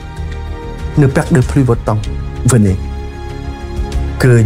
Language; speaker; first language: French; non-native, fluent; Khmer